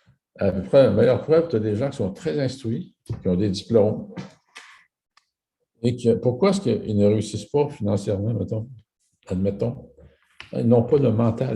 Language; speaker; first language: French; native; French